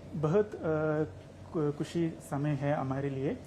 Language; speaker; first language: Hindi; non-native, local second language; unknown